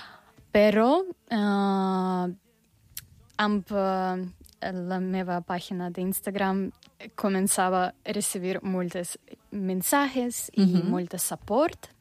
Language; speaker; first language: Catalan; non-native, learner; Russian